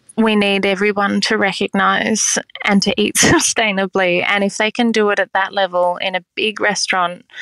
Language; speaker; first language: English; native; English